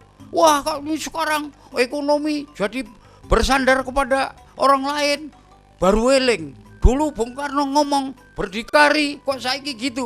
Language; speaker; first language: Indonesian; native; Indonesian